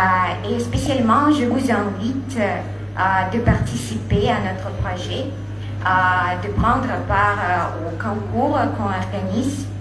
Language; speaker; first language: French; non-native, learner; Russian